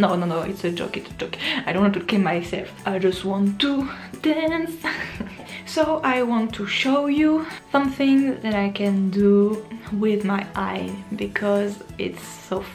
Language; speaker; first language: English; non-native, learner; French